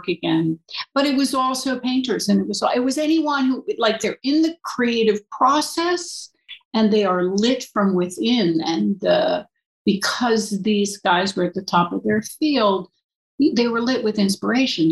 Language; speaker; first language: English; native; English